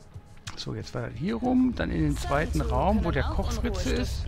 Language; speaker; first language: German; native; German